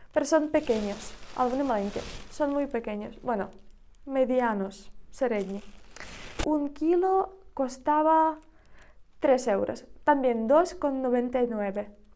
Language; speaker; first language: Spanish; non-native, learner; Ukrainian